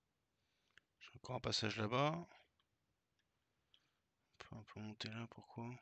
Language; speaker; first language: French; native; French